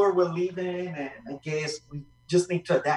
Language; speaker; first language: English; non-native, fluent; Spanish